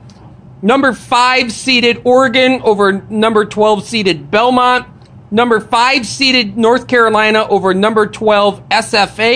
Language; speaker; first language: English; native; English